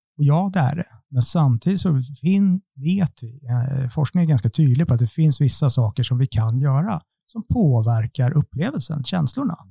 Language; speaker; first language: Swedish; native; Swedish